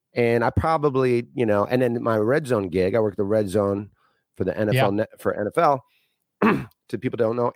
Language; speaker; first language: English; native; English